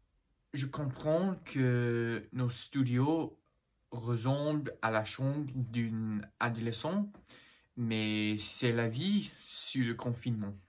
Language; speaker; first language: French; non-native, learner; English